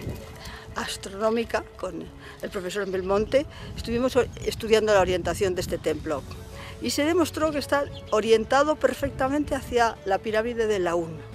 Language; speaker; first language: Spanish; native; Spanish